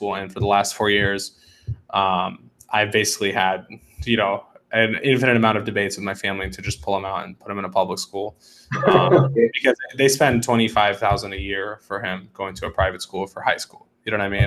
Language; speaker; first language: English; native; English